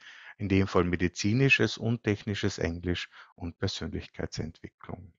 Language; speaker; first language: German; native; German